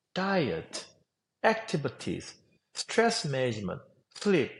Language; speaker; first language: English; non-native, fluent; Korean